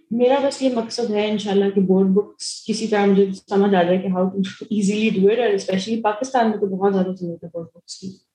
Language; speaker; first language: Urdu; native; Urdu